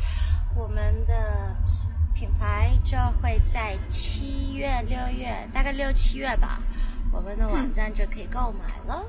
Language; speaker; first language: Chinese; non-native, local second language; Cantonese